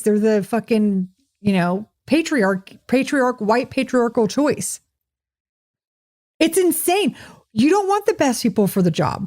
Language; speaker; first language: English; native; English